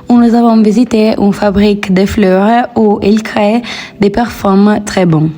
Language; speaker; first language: French; non-native, learner; Italian